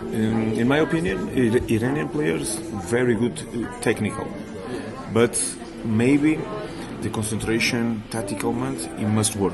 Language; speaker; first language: English; non-native, learner; Portuguese